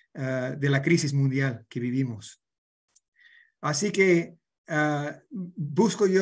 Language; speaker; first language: Spanish; non-native, fluent; English